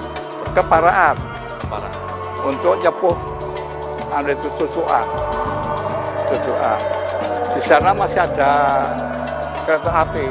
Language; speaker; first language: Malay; non-native, local second language; Javanese